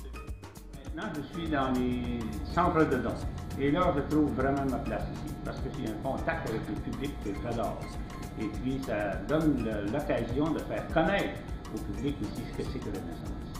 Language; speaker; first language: French; native; French